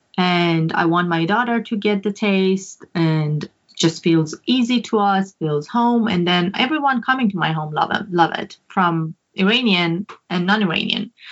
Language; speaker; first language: English; non-native, fluent; Persian